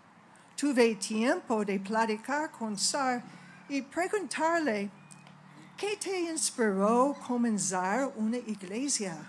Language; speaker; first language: Spanish; non-native, fluent; English